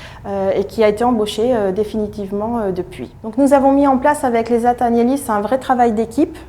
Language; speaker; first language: French; native; French